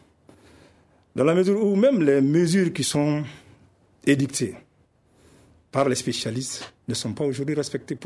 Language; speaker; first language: French; non-native, local second language; Bambara